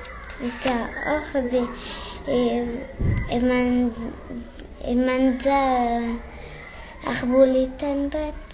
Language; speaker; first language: Basque; non-native, local second language; French